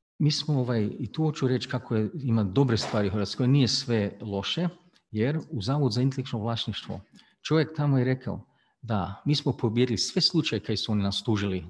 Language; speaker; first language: Bosnian; early bilingual, heritage; Croatian